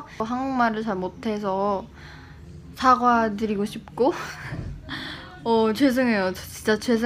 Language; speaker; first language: Korean; non-native, learner; Filipino